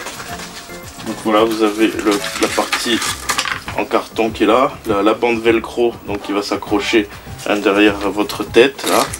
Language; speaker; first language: French; native; French